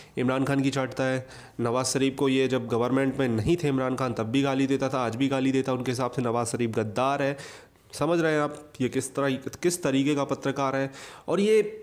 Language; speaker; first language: Hindi; native; Hindi